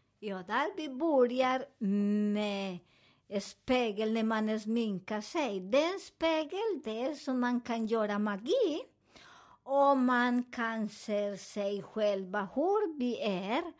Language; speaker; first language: Swedish; non-native, fluent; Spanish